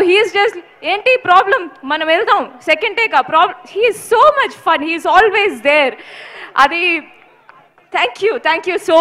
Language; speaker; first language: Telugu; non-native, learner; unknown